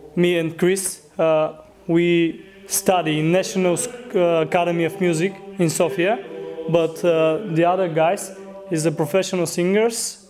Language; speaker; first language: English; non-native, learner; Bulgarian